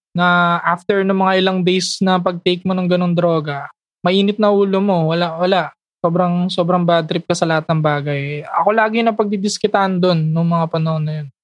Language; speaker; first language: Filipino; native; Filipino